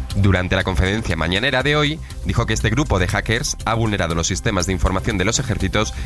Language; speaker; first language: Spanish; native; Spanish